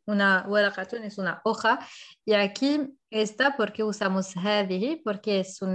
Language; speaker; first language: Spanish; non-native, fluent; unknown